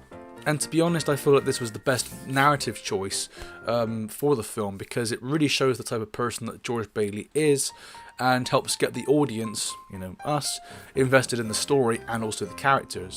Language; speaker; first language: English; native; English